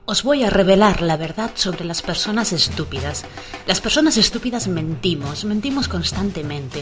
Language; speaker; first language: Spanish; native; Spanish